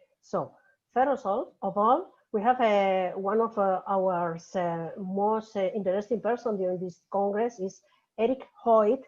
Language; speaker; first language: English; non-native, fluent; Spanish